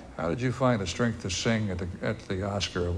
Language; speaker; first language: English; native; English